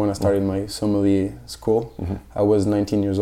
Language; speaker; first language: English; non-native, fluent; French